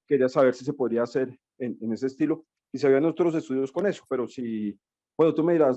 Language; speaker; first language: Spanish; native; Spanish